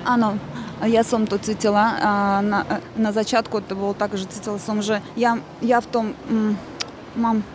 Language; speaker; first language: Slovak; non-native, learner; Azerbaijani